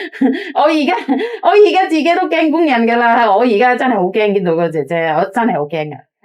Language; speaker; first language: Cantonese; non-native, fluent; Indonesian